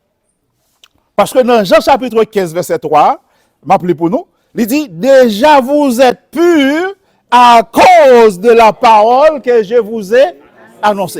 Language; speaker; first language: French; non-native, local second language; Haitian Creole